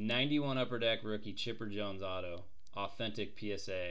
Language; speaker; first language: English; native; English